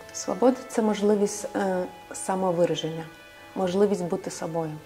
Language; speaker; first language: Ukrainian; non-native, local second language; Russian